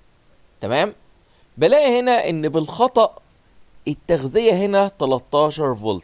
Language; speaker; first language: Arabic; native; Arabic